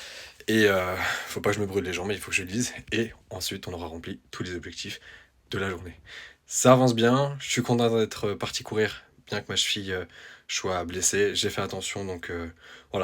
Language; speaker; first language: French; native; French